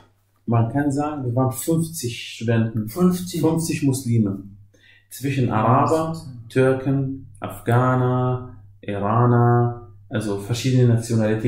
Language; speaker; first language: German; non-native, fluent; Arabic